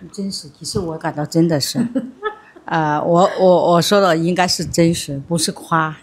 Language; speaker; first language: Chinese; non-native, local second language; Hakka Chinese